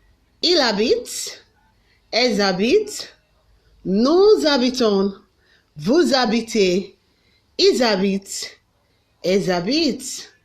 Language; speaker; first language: French; non-native, fluent; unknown